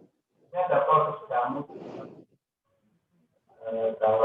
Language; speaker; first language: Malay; non-native, local second language; Javanese